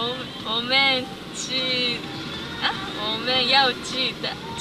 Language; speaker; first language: Chinese; non-native, learner; Japanese